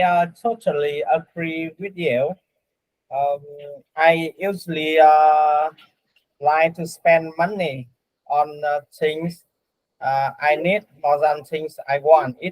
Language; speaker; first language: English; non-native, learner; Vietnamese